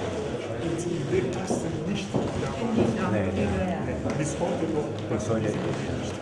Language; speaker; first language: German; non-native, fluent; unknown